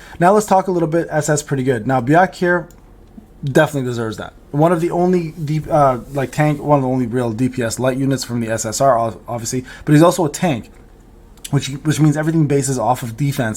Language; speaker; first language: English; native; English